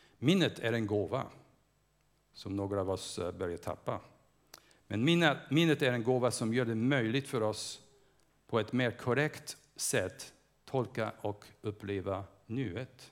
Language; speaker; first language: Swedish; non-native, fluent; English